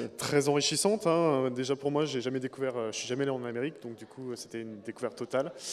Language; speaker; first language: French; native; French